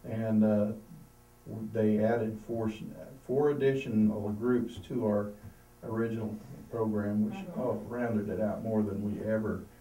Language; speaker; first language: English; native; English